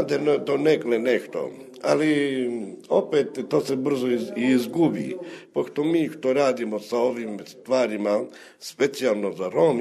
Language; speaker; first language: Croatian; non-native, local second language; Romany